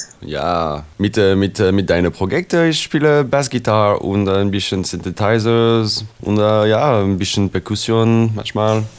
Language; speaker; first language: German; non-native, learner; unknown